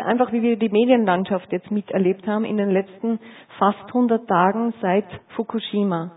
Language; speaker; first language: German; native; German